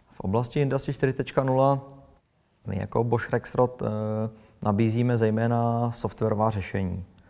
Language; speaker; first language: Czech; native; Czech